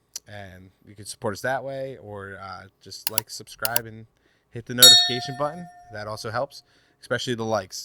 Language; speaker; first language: English; native; English